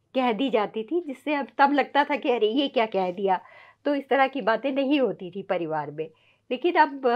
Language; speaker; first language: Hindi; native; Hindi